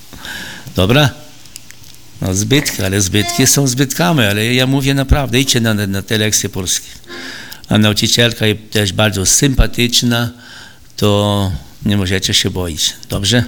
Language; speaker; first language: Polish; early bilingual, heritage; Polish